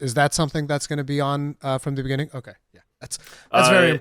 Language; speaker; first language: English; native; English